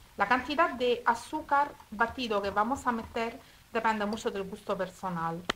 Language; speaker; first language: Spanish; non-native, fluent; Italian